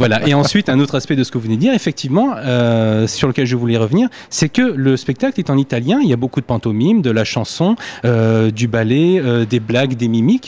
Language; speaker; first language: French; native; French